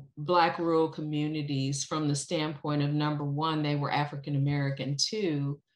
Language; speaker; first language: English; native; English